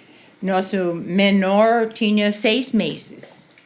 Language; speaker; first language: Portuguese; non-native, fluent; English